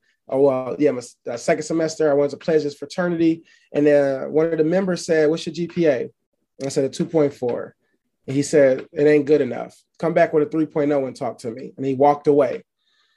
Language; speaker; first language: English; native; English